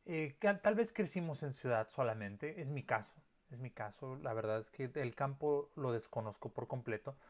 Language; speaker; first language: Spanish; native; Spanish